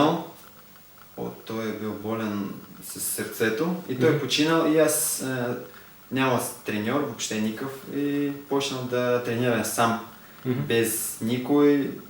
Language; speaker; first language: Bulgarian; non-native, learner; Russian